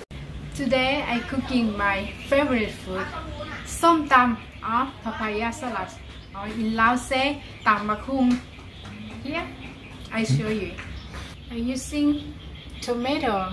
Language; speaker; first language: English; non-native, learner; Lao